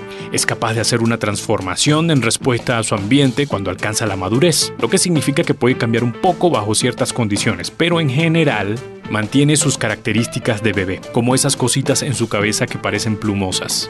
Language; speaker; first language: Spanish; native; Spanish